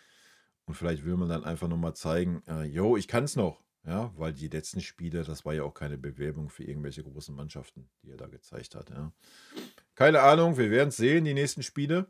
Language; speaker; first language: German; native; German